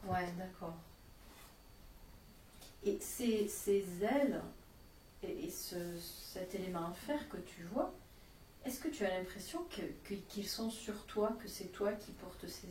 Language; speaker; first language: French; native; French